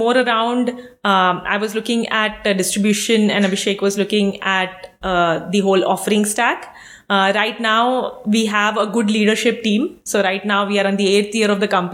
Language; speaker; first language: English; non-native, local second language; Hindi